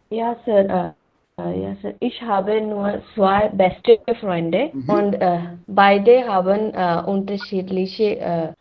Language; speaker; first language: German; non-native, learner; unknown